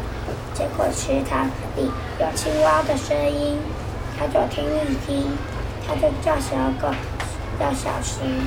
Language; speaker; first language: Chinese; native; Chinese